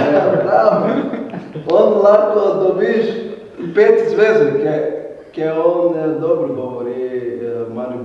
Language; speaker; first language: Slovenian; non-native, learner; Portuguese